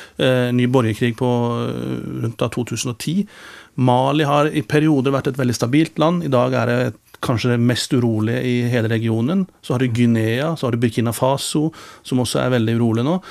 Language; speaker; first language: Norwegian; native; Norwegian